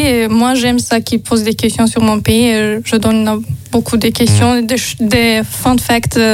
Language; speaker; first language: French; non-native, learner; Azerbaijani